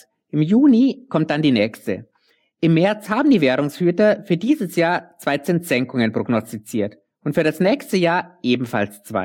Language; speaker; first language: German; native; German